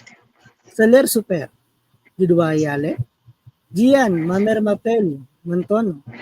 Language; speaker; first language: French; non-native, learner; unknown